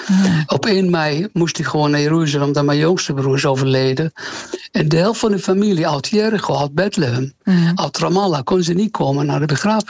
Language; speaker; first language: Dutch; non-native, fluent; Arabic